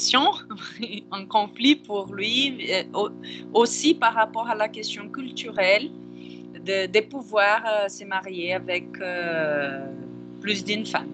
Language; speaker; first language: French; non-native, fluent; Portuguese